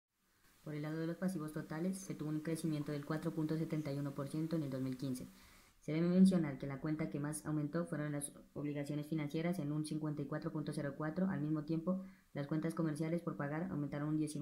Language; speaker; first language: Spanish; native; Spanish